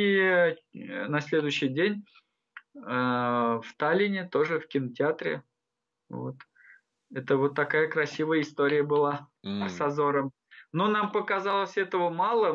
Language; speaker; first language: Russian; non-native, local second language; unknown